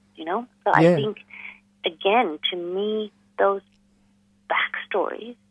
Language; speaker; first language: English; non-native, local second language; Hindi